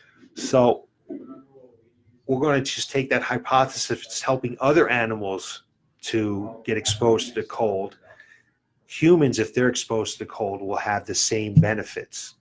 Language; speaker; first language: English; native; English